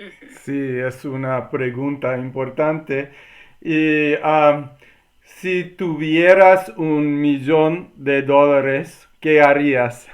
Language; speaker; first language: Spanish; non-native, learner; English